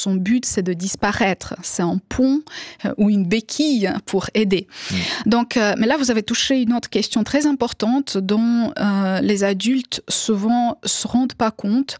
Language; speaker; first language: French; non-native, fluent; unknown